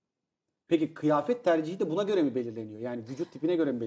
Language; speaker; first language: Turkish; native; Turkish